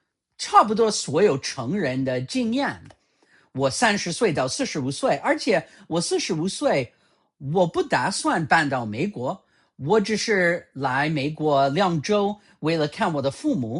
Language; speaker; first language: Chinese; non-native, fluent; English